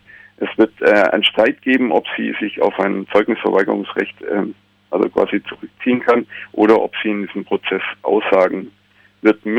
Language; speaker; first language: German; native; German